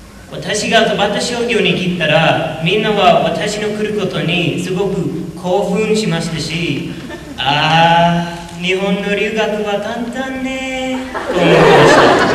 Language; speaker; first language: Japanese; non-native, learner; English